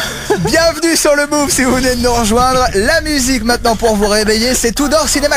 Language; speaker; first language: French; native; French